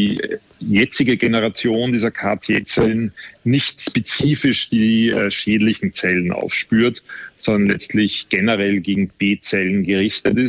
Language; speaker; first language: German; native; German